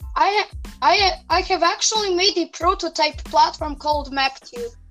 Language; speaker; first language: English; non-native, fluent; Serbian